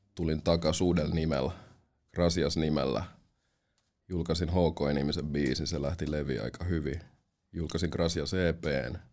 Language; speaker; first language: Finnish; early bilingual, other home language; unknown